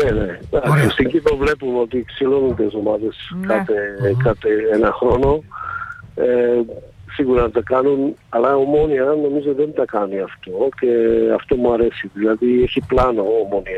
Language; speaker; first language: Greek; non-native, fluent; Slovak